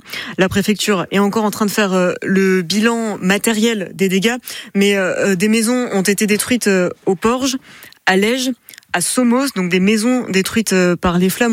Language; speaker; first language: French; native; French